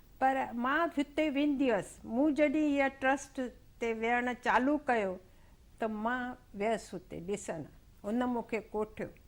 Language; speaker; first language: Sindhi; non-native, local second language; Konkani